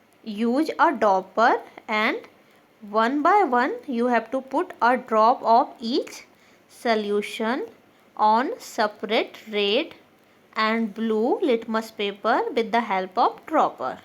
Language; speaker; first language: English; non-native, local second language; Hindi